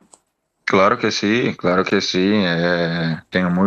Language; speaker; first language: Spanish; non-native, learner; Portuguese